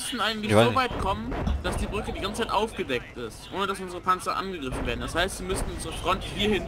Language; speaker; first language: German; native; German